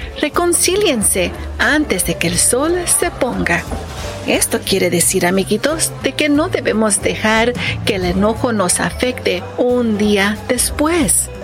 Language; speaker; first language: Spanish; native; Spanish